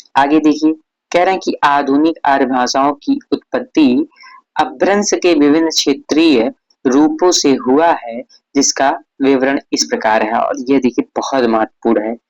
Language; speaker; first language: Hindi; native; Hindi